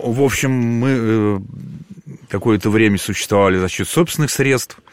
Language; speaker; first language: Russian; native; Russian